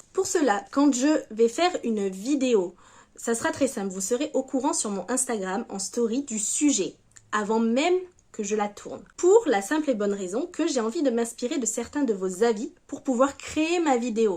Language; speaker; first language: French; native; French